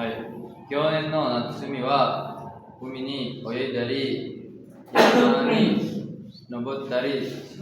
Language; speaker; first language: Japanese; non-native, learner; Indonesian